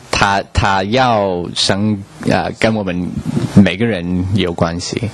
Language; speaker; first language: Chinese; non-native, learner; English